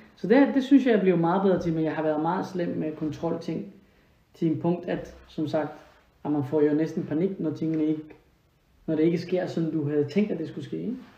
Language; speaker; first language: Danish; non-native, fluent; Spanish